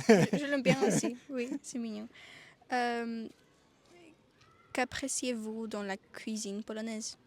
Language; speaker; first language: French; non-native, learner; Polish